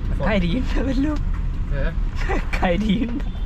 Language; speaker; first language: Malayalam; native; Malayalam